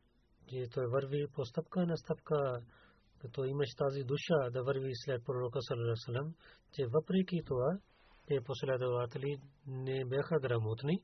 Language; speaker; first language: Bulgarian; non-native, learner; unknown